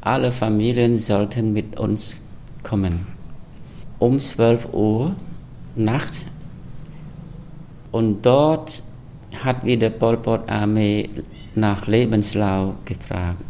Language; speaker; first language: German; non-native, fluent; Khmer